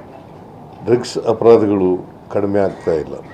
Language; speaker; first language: Kannada; native; Kannada